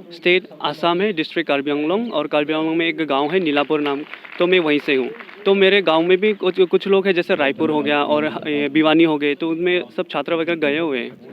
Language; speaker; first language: Hindi; non-native, local second language; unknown